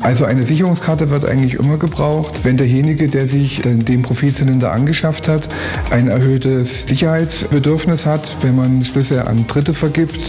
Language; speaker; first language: German; native; German